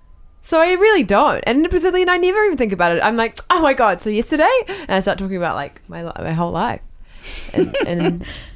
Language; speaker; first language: English; native; English